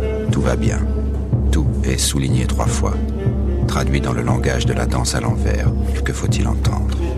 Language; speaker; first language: French; native; French